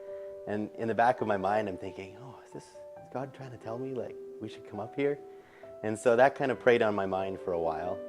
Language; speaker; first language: English; native; English